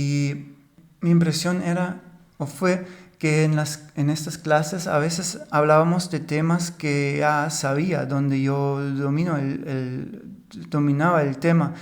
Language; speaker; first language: Spanish; non-native, fluent; German